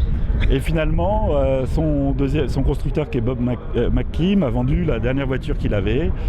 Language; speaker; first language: French; native; French